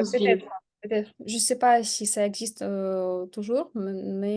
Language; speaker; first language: French; non-native, fluent; Russian